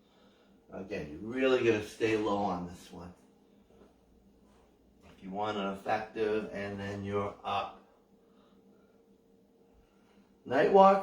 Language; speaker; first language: English; native; English